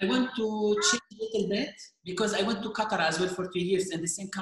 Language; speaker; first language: English; non-native, fluent; Arabic